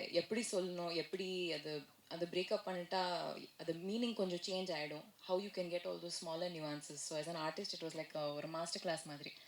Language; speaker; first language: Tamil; non-native, learner; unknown